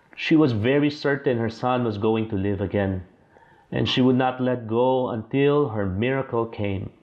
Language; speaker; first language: English; non-native, local second language; Filipino